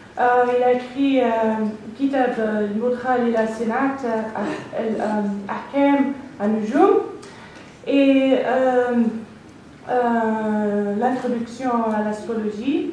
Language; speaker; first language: French; non-native, fluent; English